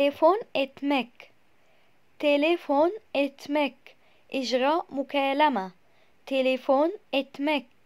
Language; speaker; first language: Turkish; non-native, fluent; Arabic